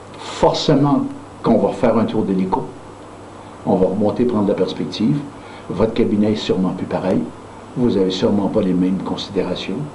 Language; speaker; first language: French; native; French